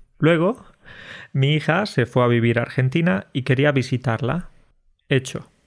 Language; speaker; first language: Spanish; native; Spanish